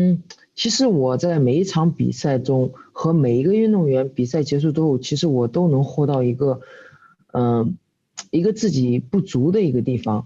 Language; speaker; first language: Chinese; native; Chinese